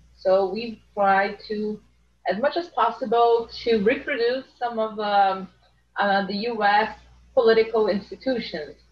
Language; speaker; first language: English; non-native, fluent; Portuguese